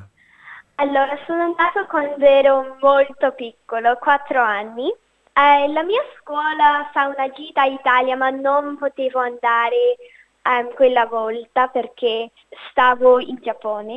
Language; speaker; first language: Italian; non-native, learner; English